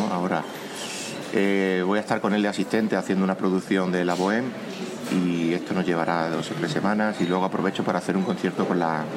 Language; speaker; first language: Spanish; native; Spanish